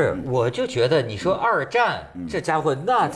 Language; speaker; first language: Chinese; native; Chinese